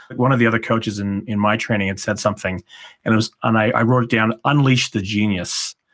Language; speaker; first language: English; native; English